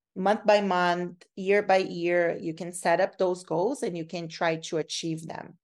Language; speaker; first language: English; non-native, fluent; Portuguese